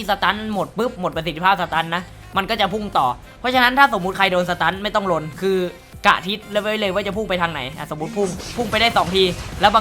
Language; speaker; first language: Thai; native; Thai